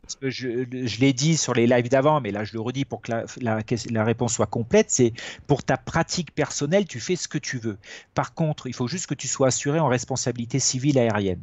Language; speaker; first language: French; native; French